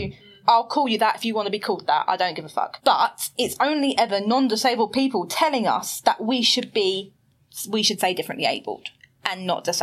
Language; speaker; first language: English; native; English